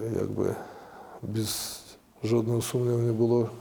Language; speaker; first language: Ukrainian; non-native, local second language; Russian